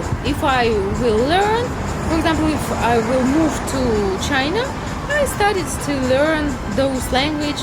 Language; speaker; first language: English; non-native, learner; Russian